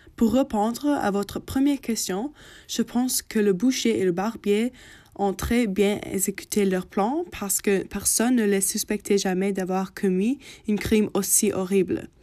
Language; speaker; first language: French; non-native, learner; English